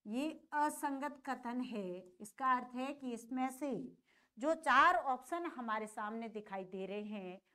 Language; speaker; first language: Hindi; native; Hindi